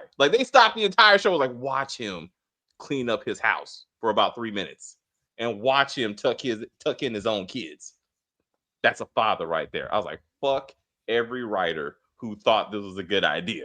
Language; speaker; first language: English; native; English